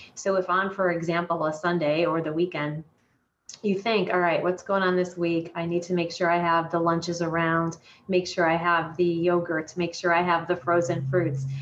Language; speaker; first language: English; native; English